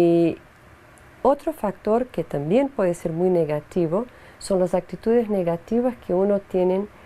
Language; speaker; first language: Spanish; non-native, fluent; Portuguese